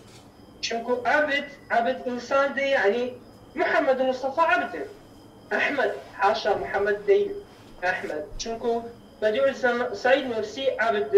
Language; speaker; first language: Turkish; non-native, learner; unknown